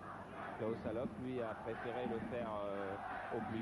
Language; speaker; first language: French; native; French